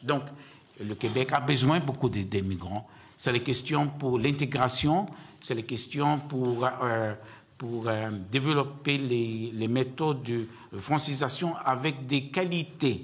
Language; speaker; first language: French; non-native, learner; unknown